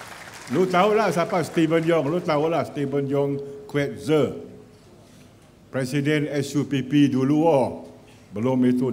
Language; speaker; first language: Malay; native; Malay